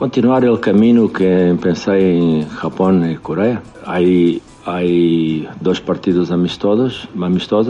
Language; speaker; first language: Spanish; non-native, learner; Portuguese